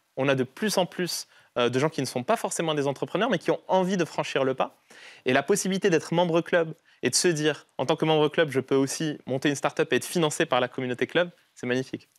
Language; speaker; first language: French; non-native, local second language; Arabic